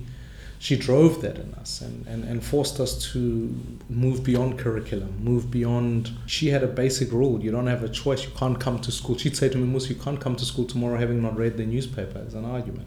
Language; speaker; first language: English; non-native, local second language; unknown